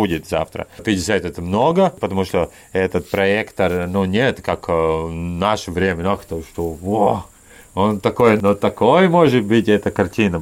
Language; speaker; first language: Russian; non-native, learner; Latvian